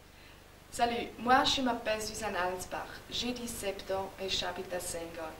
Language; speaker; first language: French; non-native, learner; German